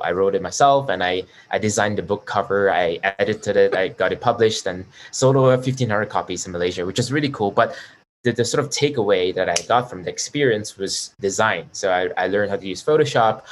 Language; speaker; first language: English; non-native, local second language; Chinese